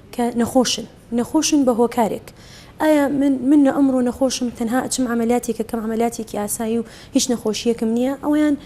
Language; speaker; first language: Central Kurdish; native; Central Kurdish